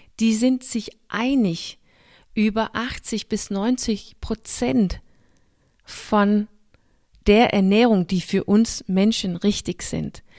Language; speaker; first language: German; non-native, fluent; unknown